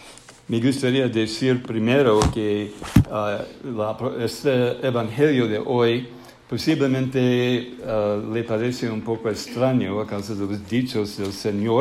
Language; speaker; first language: Spanish; non-native, fluent; English